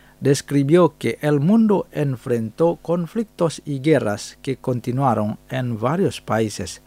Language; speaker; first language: Spanish; non-native, fluent; Indonesian